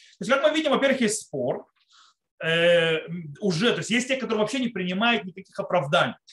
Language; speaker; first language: Russian; early bilingual, heritage; Russian